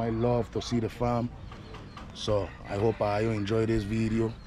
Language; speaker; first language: English; early bilingual, other home language; Spanish